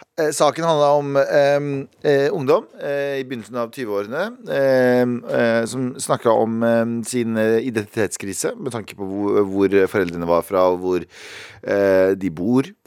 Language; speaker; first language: Norwegian; early bilingual, other home language; Kurdish